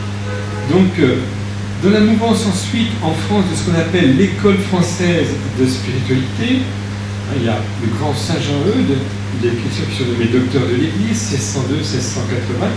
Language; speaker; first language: French; native; French